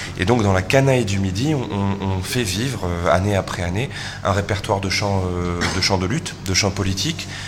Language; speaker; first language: French; native; French